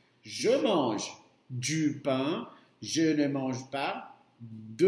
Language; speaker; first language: French; non-native, fluent; Portuguese